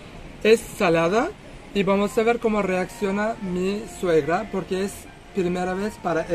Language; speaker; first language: Spanish; non-native, fluent; Turkish